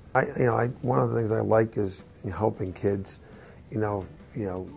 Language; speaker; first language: English; native; English